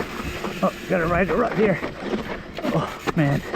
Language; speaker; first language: English; native; English